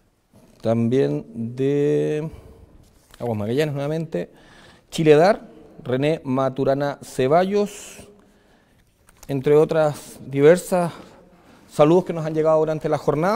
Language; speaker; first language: Spanish; native; Spanish